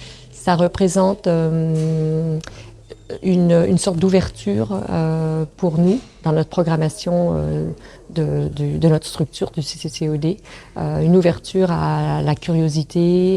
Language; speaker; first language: French; native; French